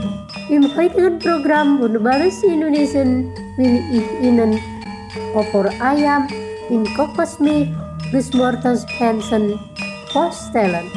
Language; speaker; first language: German; non-native, fluent; Indonesian